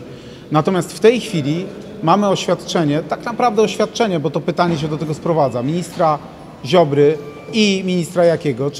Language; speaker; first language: Polish; native; Polish